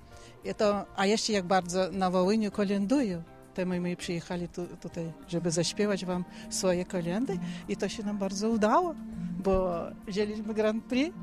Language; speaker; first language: Polish; non-native, fluent; Ukrainian